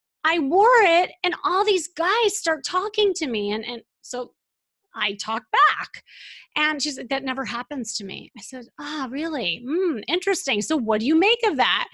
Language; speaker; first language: English; native; English